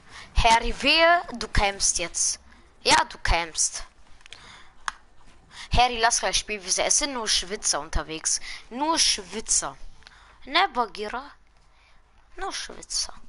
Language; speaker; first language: German; native; German